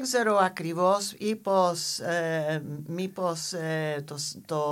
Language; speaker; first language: Greek; non-native, learner; English